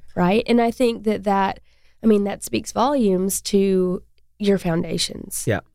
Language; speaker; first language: English; native; English